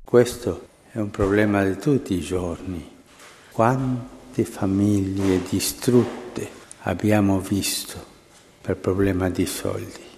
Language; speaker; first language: Italian; non-native, fluent; Spanish